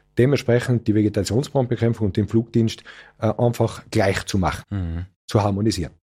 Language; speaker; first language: German; native; German